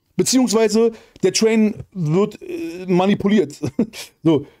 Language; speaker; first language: German; native; German